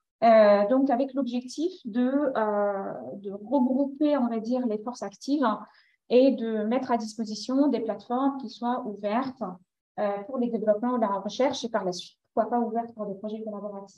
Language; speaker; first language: French; native; French